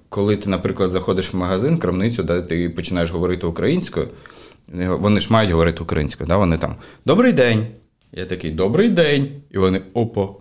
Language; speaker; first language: Ukrainian; non-native, local second language; Russian